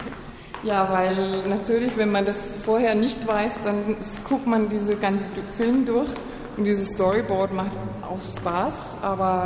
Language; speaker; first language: German; non-native, fluent; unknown